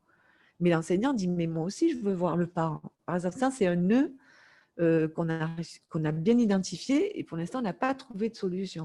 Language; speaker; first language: French; native; French